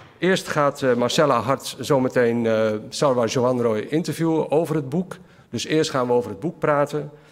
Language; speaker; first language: Dutch; native; Dutch